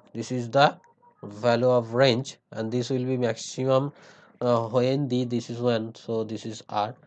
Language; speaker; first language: English; non-native, local second language; Bangla